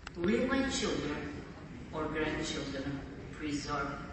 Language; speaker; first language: English; non-native, fluent; Macedonian